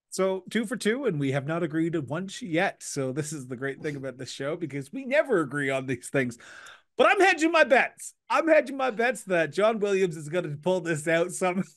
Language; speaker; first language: English; native; English